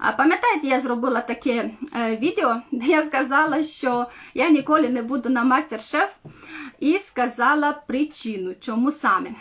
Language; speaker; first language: Ukrainian; non-native, local second language; Romanian